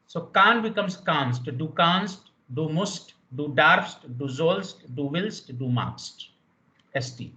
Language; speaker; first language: German; non-native, learner; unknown